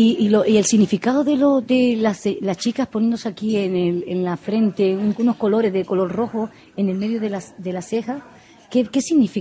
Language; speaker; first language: Spanish; native; Spanish